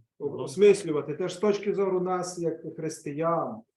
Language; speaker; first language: Ukrainian; native; Ukrainian